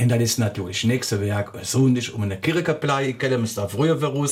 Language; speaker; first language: German; native; German